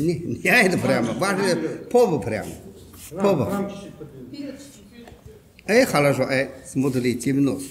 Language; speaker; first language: Russian; non-native, learner; Chinese